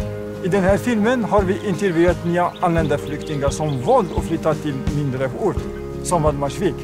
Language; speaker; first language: Swedish; non-native, fluent; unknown